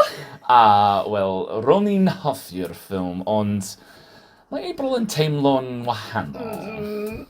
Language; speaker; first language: Welsh; non-native, learner; English